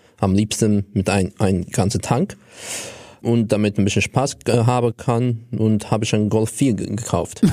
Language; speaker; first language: German; non-native, fluent; Russian